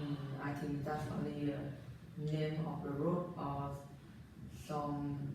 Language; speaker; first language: English; non-native, learner; Vietnamese